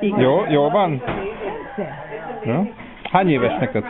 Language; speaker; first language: Hungarian; early bilingual, heritage; Hungarian